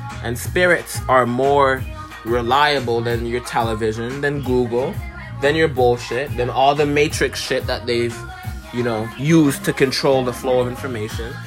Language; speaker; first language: English; native; English